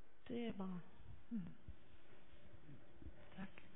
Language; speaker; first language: Danish; non-native, fluent; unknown